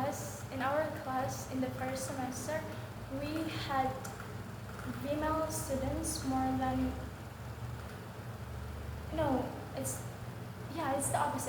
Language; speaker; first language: English; non-native, learner; Indonesian